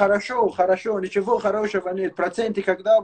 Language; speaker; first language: Russian; native; Russian